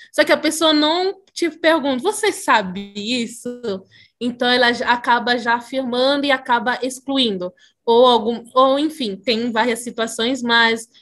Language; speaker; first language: Portuguese; early bilingual, other home language; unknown